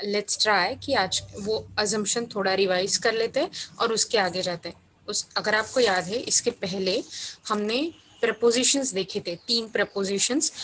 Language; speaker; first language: Hindi; non-native, local second language; Marathi